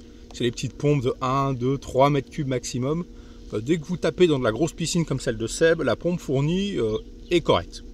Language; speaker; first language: French; native; French